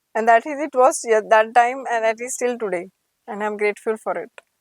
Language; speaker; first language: English; non-native, local second language; Marathi